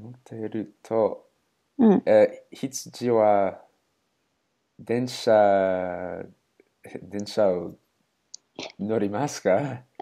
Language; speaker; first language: Japanese; non-native, learner; English